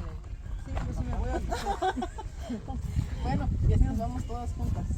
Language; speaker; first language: Spanish; native; Spanish